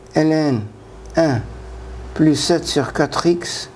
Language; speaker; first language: French; non-native, local second language; Arabic